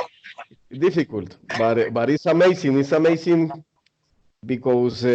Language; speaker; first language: English; non-native, learner; Spanish